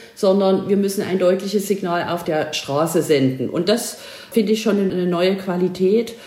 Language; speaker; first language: German; native; German